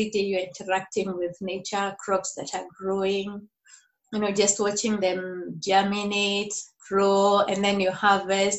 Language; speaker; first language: English; non-native, local second language; Kikuyu